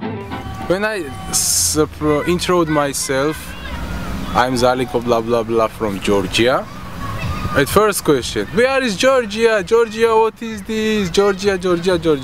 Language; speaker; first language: English; non-native, learner; Georgian